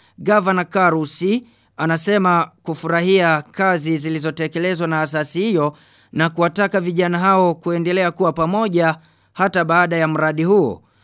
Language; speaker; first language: Swahili; non-native, local second language; Rundi